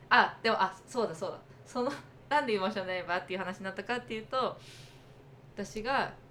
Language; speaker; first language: Japanese; early bilingual, other home language; English